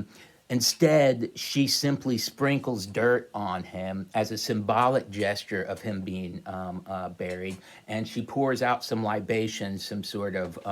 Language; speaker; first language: English; native; English